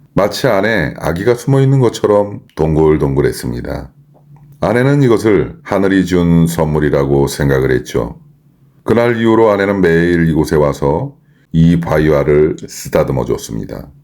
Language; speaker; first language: Korean; native; Korean